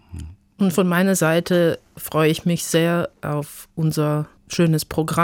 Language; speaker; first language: German; non-native, fluent; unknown